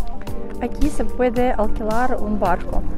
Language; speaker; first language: Spanish; non-native, fluent; Russian